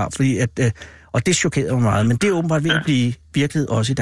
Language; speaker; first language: Danish; native; Danish